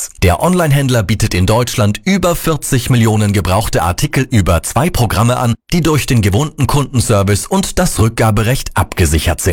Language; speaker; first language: German; native; German